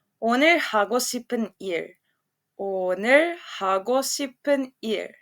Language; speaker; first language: Korean; non-native, fluent; Serbian